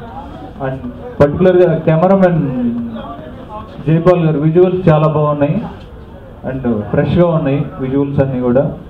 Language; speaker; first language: Telugu; native; Telugu